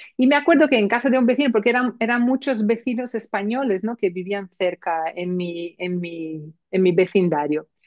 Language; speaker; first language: Spanish; early bilingual, heritage; Spanish